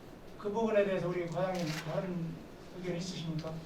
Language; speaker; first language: Korean; native; Korean